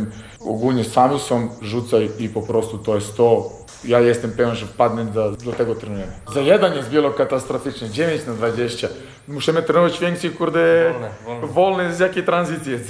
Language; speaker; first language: Polish; non-native, fluent; Serbian